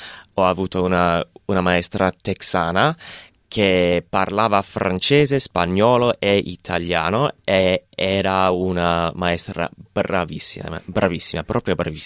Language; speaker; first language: Italian; non-native, fluent; English